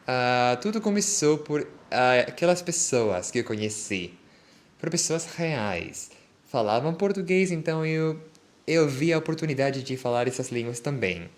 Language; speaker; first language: Portuguese; non-native, fluent; Spanish